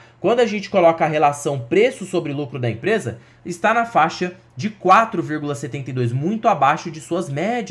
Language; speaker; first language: Portuguese; native; Portuguese